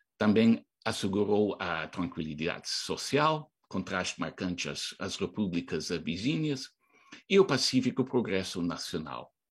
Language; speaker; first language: Portuguese; non-native, fluent; English